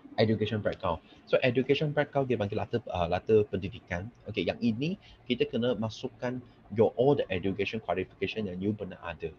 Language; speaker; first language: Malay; non-native, local second language; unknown